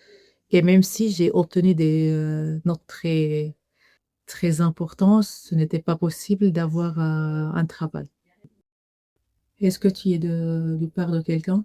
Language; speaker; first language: French; non-native, learner; Arabic